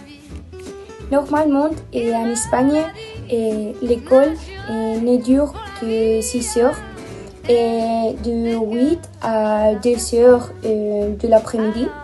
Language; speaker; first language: French; non-native, learner; Spanish